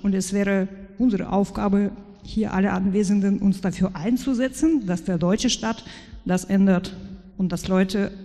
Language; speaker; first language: German; non-native, learner; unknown